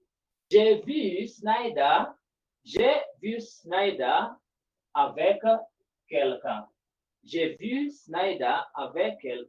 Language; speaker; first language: French; non-native, fluent; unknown